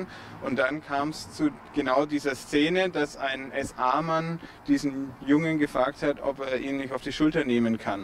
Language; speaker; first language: German; native; German